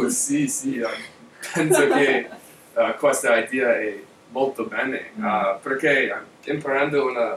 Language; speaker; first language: Italian; non-native, learner; English